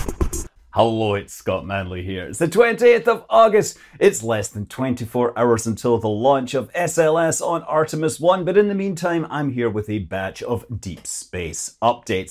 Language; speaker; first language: English; native; English